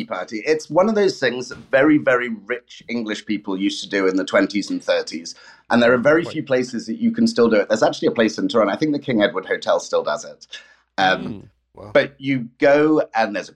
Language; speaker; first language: English; native; English